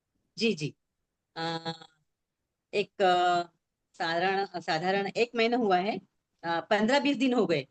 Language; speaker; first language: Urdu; non-native, local second language; Marathi